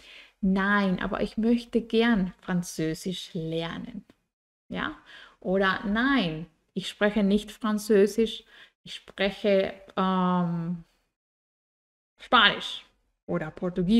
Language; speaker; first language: German; non-native, fluent; Spanish